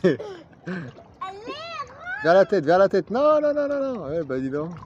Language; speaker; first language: French; native; French